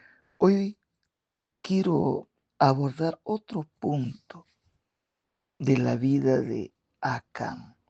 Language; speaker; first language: Spanish; native; Spanish